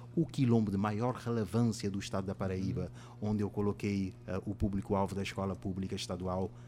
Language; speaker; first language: Portuguese; non-native, local second language; Kabuverdianu